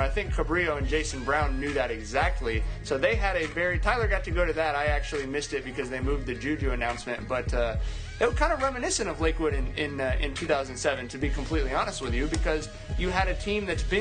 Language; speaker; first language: English; native; English